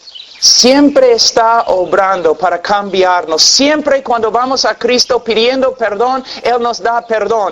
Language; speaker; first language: Spanish; non-native, fluent; English